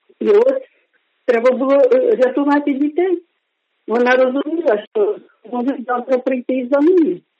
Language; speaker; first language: Ukrainian; native; Ukrainian